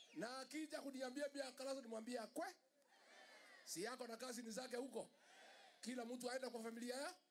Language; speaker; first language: Swahili; non-native, local second language; Kikuyu